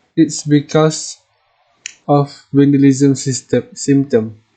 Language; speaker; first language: English; non-native, local second language; Malay